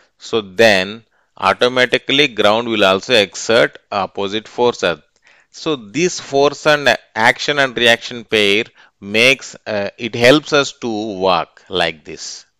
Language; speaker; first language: English; non-native, local second language; Telugu